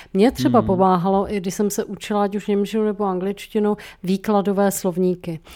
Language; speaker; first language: Czech; native; Czech